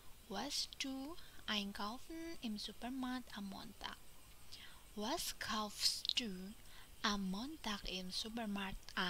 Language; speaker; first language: German; non-native, fluent; Indonesian